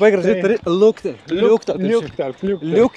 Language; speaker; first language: Lithuanian; native; Lithuanian